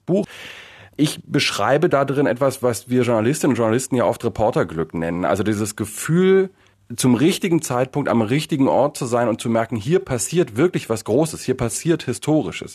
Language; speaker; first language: German; native; German